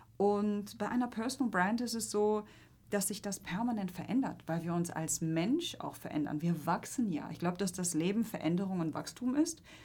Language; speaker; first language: German; non-native, fluent; Polish